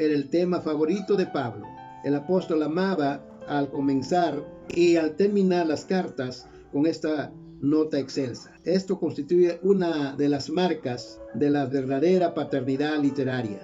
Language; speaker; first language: Spanish; native; Spanish